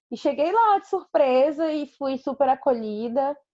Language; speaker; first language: Portuguese; native; Portuguese